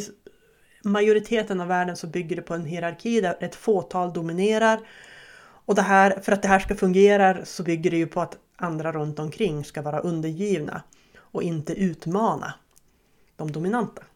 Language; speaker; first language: Swedish; native; Swedish